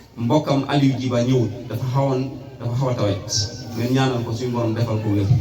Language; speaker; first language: Wolof; non-native, local second language; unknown